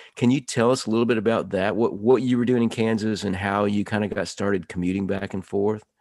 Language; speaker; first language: English; native; English